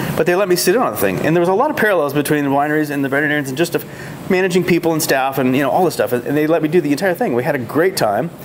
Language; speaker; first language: English; native; English